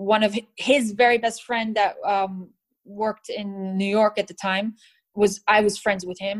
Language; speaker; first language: English; native; English